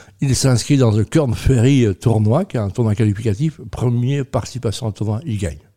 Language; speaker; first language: French; native; French